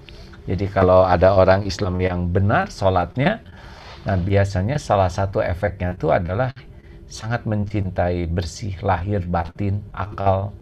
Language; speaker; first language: Indonesian; native; Indonesian